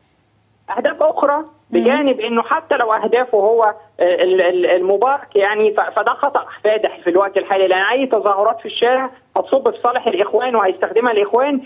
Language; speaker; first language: Arabic; native; Arabic